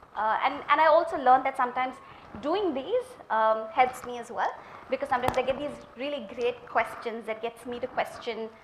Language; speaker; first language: English; non-native, local second language; Malayalam